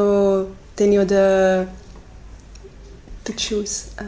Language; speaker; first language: Portuguese; non-native, learner; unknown